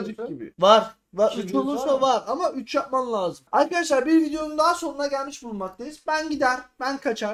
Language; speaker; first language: Turkish; native; Turkish